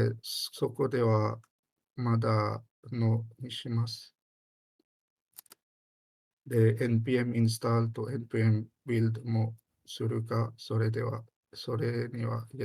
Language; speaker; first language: Japanese; non-native, learner; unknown